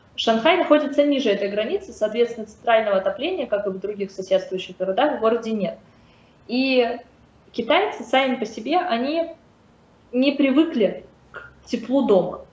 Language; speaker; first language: Russian; native; Russian